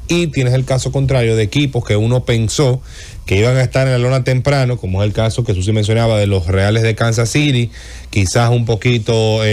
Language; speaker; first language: Spanish; native; Spanish